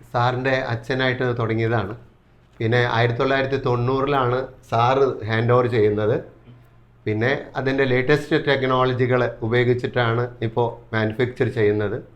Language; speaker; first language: Malayalam; early bilingual, heritage; Malayalam